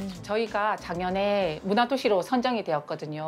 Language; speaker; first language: Korean; native; Korean